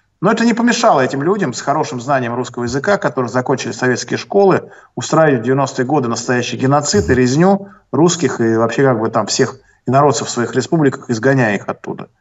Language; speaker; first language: Russian; native; Russian